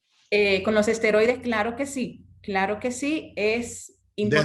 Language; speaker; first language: Spanish; native; Spanish